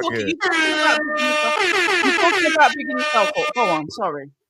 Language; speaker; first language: English; native; English